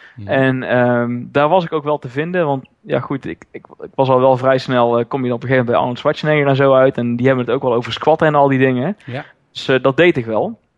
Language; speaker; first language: Dutch; native; Dutch